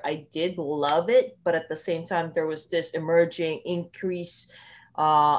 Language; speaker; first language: English; non-native, local second language; Filipino